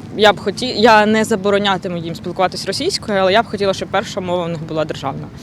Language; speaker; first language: Ukrainian; non-native, local second language; Russian